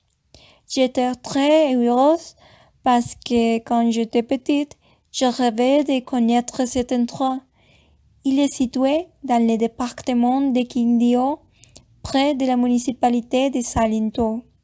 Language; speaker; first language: French; non-native, learner; Spanish